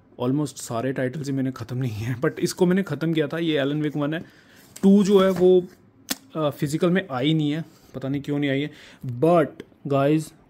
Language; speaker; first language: Hindi; non-native, local second language; Punjabi